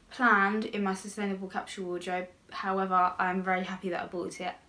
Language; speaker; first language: English; native; English